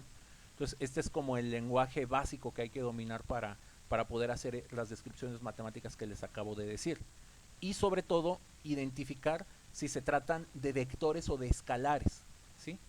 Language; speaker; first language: Spanish; native; Spanish